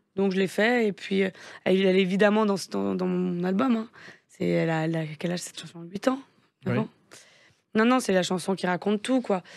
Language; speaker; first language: French; native; French